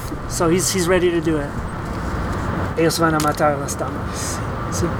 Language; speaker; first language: Spanish; non-native, learner; English